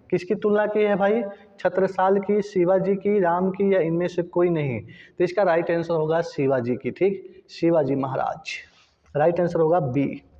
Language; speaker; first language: Hindi; native; Hindi